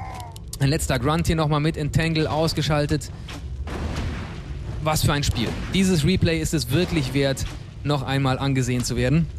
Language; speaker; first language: German; native; German